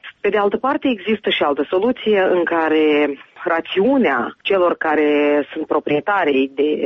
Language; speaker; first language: Romanian; native; Romanian